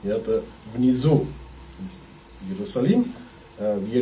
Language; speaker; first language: Russian; non-native, learner; English